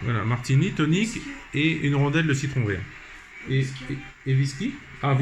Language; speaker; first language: French; native; French